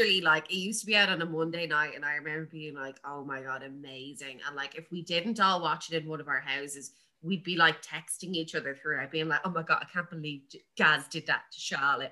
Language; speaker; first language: English; native; English